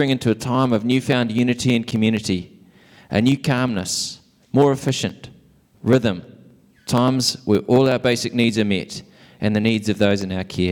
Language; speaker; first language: English; native; English